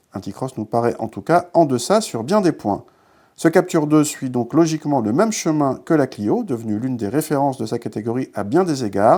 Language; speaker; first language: French; native; French